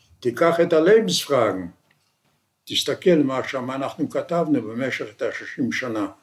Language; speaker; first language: Hebrew; non-native, fluent; Yiddish